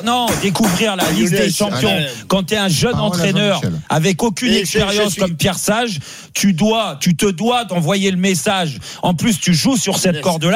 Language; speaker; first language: French; native; French